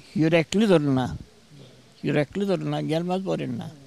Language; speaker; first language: Turkish; native; Turkish